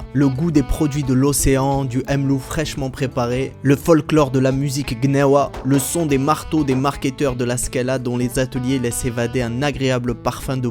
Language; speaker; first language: French; native; French